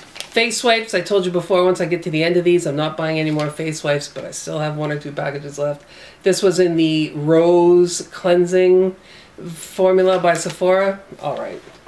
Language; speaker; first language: English; native; English